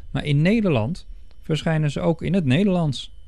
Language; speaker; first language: Dutch; native; Dutch